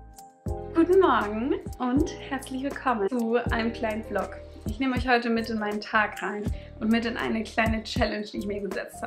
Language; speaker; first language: German; native; German